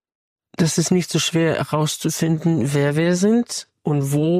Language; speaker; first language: German; non-native, fluent; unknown